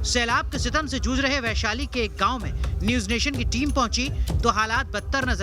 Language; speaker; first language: Hindi; native; Hindi